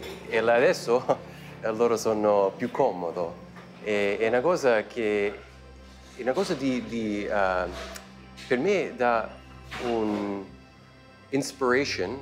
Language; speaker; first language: Italian; early bilingual, heritage; Italian